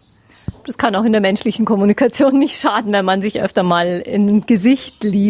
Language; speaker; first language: German; native; German